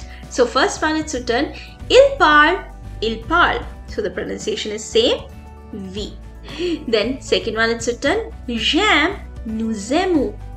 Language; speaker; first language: English; non-native, local second language; Hindi